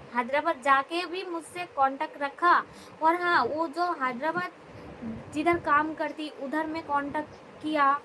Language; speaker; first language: Hindi; non-native, local second language; Bangla